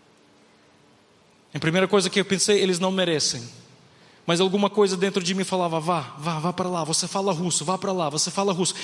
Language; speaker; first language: Portuguese; non-native, fluent; Ukrainian